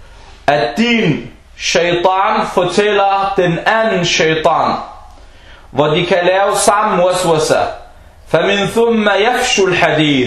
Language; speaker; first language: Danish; non-native, fluent; Arabic